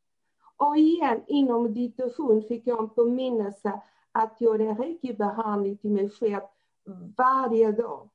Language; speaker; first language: Swedish; non-native, fluent; Portuguese